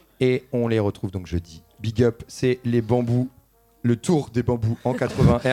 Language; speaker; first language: French; native; French